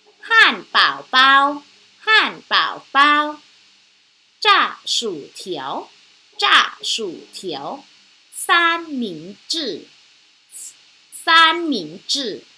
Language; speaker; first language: Chinese; non-native, fluent; Thai